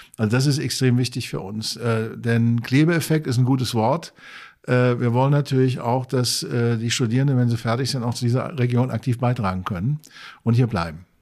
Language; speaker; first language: German; native; German